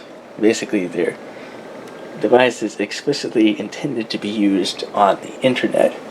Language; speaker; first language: English; native; English